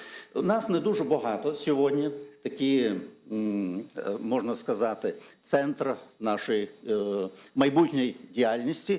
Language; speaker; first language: Ukrainian; non-native, fluent; Lithuanian